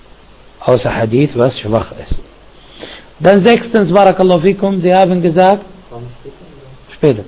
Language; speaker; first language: German; non-native, fluent; Arabic